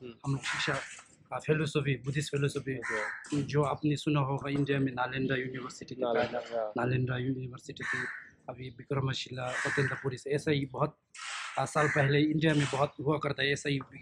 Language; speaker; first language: Hindi; non-native, fluent; Tibetan